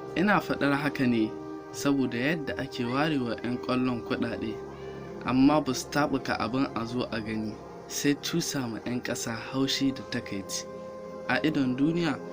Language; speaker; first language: Hausa; native; Hausa